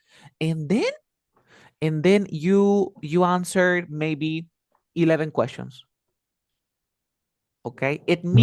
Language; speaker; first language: English; non-native, fluent; Spanish